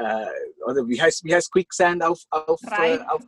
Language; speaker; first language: German; non-native, fluent; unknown